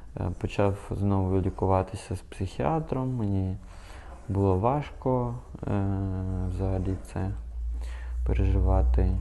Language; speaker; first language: Ukrainian; non-native, local second language; Russian